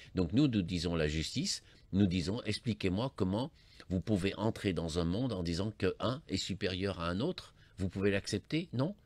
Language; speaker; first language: French; native; French